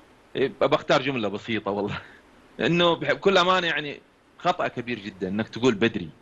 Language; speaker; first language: Arabic; native; Arabic